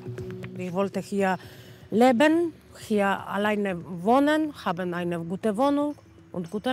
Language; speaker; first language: German; non-native, learner; Polish